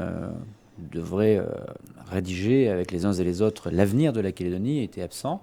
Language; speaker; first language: French; native; French